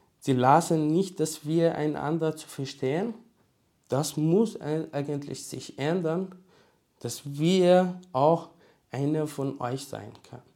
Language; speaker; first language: German; non-native, learner; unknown